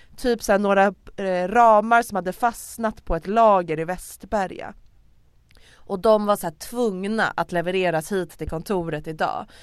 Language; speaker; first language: Swedish; native; Swedish